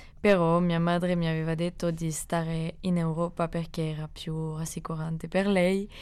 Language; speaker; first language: Italian; non-native, fluent; French